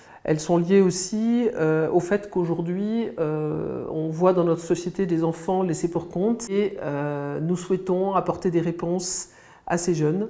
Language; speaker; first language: French; native; French